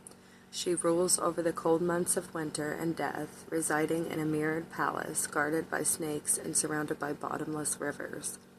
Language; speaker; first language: English; native; English